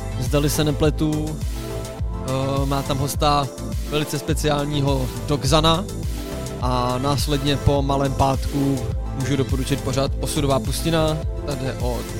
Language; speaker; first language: Czech; native; Czech